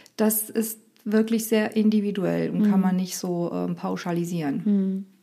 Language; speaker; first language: German; early bilingual, other home language; Romanian